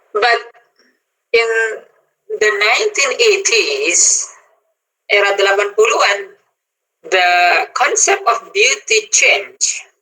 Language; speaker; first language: English; non-native, fluent; Indonesian